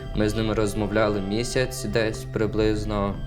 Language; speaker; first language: Ukrainian; native; Ukrainian